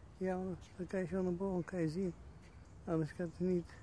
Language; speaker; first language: Dutch; non-native, learner; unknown